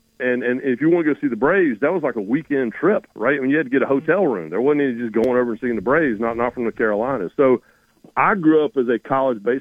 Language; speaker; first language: English; native; English